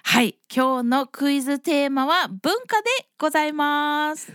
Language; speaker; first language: Japanese; early bilingual, heritage; Japanese